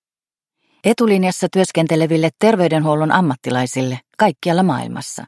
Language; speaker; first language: Finnish; native; Finnish